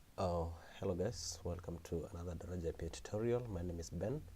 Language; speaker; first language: English; non-native, local second language; Swahili